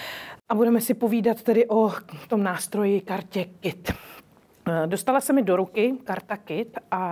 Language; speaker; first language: Czech; native; Czech